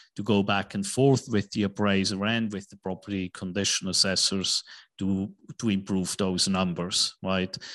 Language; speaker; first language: English; non-native, fluent; German